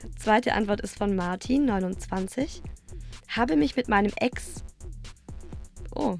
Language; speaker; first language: German; native; German